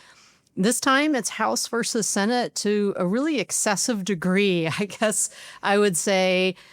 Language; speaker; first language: English; native; English